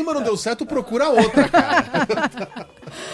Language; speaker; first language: Portuguese; native; Portuguese